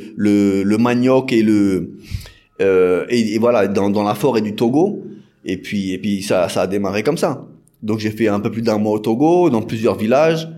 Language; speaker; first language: French; native; French